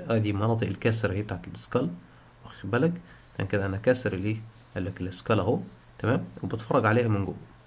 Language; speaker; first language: Arabic; native; Arabic